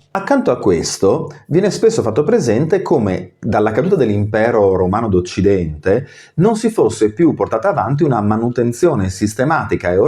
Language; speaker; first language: Italian; native; Italian